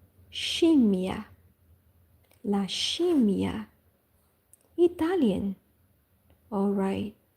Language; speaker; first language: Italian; non-native, learner; Portuguese